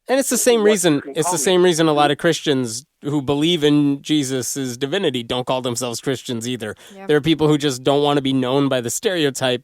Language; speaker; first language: English; native; English